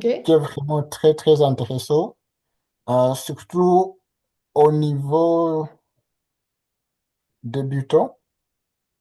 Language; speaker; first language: French; non-native, fluent; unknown